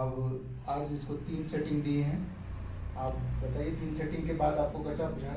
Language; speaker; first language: Hindi; native; Hindi